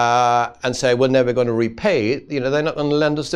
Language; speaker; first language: English; non-native, fluent; Swedish